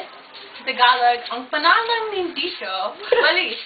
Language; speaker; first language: Filipino; non-native, learner; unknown